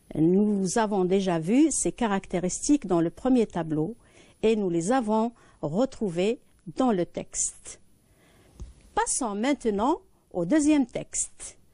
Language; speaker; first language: French; non-native, local second language; Arabic